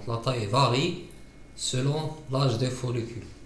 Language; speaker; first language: French; non-native, local second language; Arabic